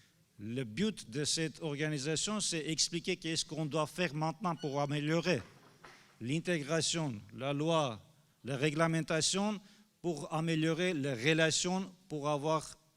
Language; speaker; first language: French; non-native, fluent; Armenian